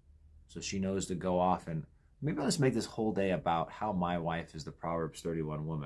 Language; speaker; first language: English; native; English